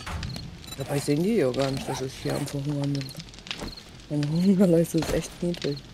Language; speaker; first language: German; native; German